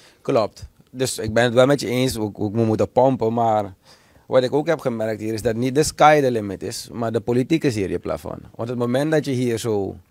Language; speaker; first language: Dutch; native; Dutch